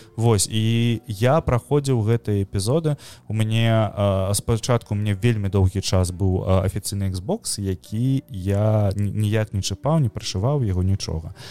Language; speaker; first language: Belarusian; non-native, local second language; Russian